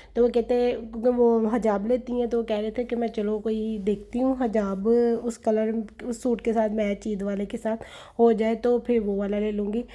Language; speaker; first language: Urdu; native; Urdu